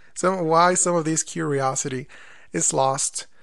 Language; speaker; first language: English; non-native, fluent; Spanish